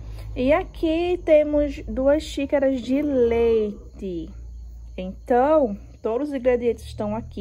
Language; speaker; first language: Portuguese; native; Portuguese